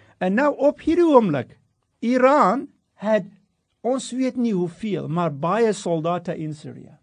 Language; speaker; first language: Afrikaans; non-native, fluent; Turkish